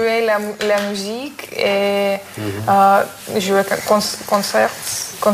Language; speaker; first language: French; non-native, learner; Russian